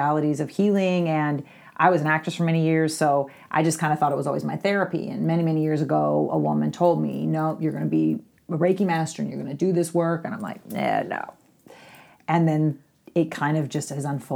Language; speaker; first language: English; native; English